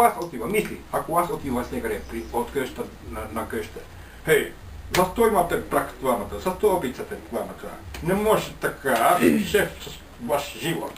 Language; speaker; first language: Bulgarian; non-native, learner; Finnish